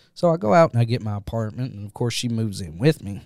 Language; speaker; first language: English; native; English